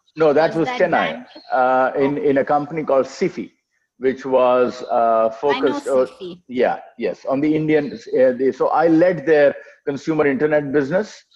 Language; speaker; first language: English; non-native, local second language; Telugu